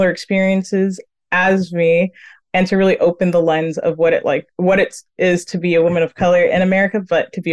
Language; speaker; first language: English; native; English